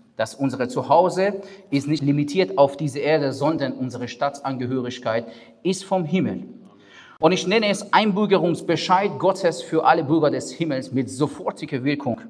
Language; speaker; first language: German; non-native, fluent; Persian